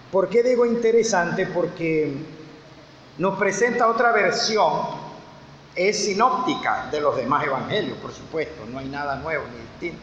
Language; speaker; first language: Spanish; native; Spanish